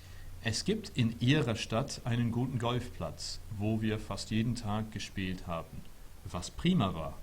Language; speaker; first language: German; non-native, fluent; English